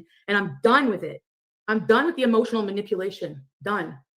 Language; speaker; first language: English; native; English